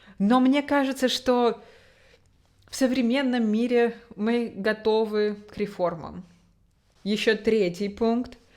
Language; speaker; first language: Russian; native; Russian